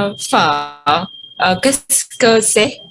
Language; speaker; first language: French; non-native, learner; Vietnamese